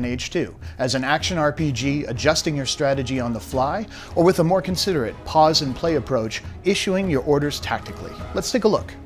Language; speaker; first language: English; native; English